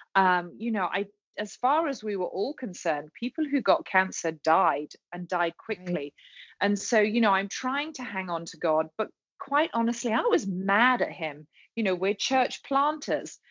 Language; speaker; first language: English; native; English